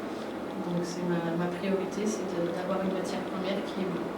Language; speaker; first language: French; native; French